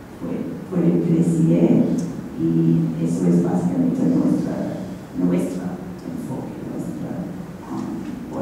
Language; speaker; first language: Spanish; non-native, fluent; English